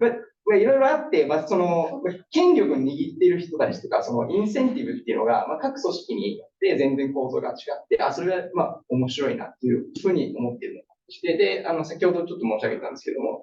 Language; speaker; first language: Japanese; native; Japanese